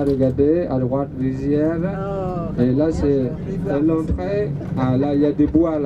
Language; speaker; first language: French; non-native, learner; Balinese